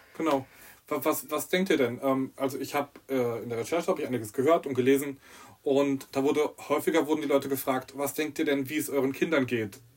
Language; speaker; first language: German; native; German